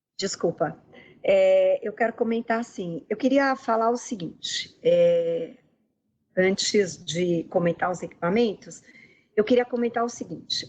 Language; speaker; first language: Portuguese; native; Portuguese